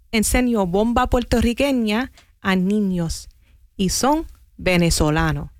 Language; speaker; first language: Spanish; non-native, fluent; English